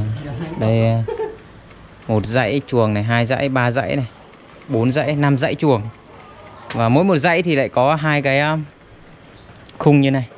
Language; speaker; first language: Vietnamese; native; Vietnamese